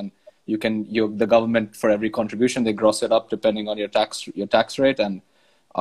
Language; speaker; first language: English; non-native, local second language; Hindi